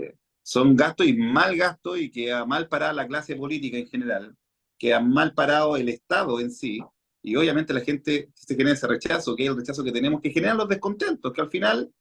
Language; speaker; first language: Spanish; native; Spanish